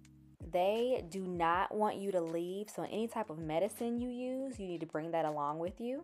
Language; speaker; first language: English; native; English